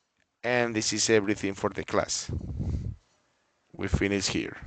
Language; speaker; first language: English; non-native, fluent; Spanish